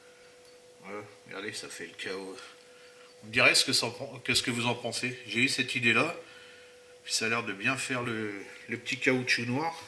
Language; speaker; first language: French; native; French